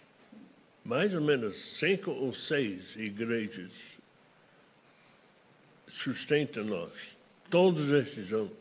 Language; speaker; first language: Portuguese; non-native, fluent; English